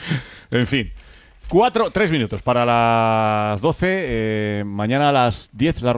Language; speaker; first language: Spanish; native; Spanish